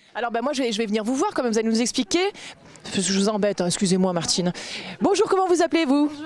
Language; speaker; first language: French; native; French